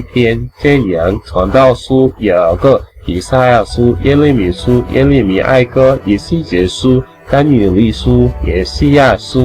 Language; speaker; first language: Chinese; non-native, learner; English